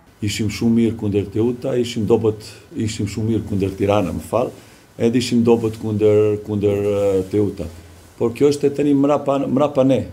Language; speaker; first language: Albanian; non-native, learner; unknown